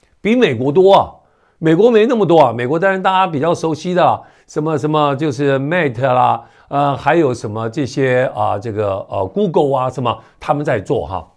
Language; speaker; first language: Chinese; native; Chinese